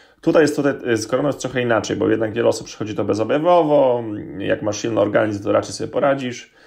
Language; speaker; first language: Polish; native; Polish